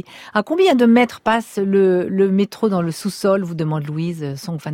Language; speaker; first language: French; native; French